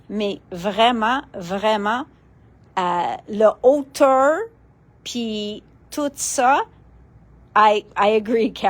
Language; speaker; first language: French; non-native, local second language; English